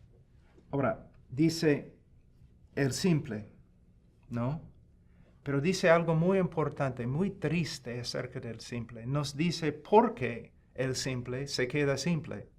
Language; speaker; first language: Spanish; non-native, fluent; English